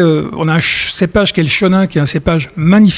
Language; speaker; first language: French; native; French